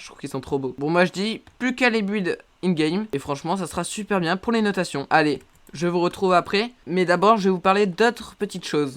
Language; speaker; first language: French; native; French